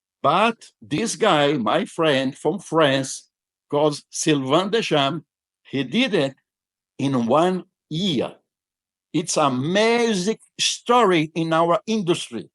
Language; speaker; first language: English; non-native, fluent; Portuguese